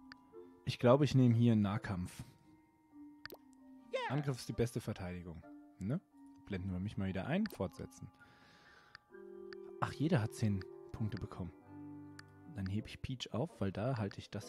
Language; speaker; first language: German; native; German